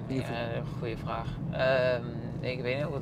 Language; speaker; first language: Dutch; non-native, fluent; Danish